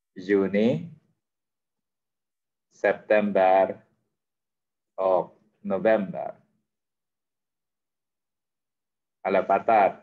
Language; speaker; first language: Swedish; non-native, fluent; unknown